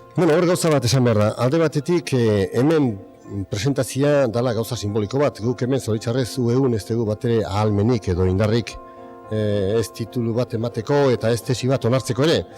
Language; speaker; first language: Basque; non-native, local second language; Spanish